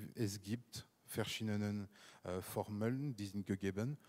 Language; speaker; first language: German; non-native, fluent; French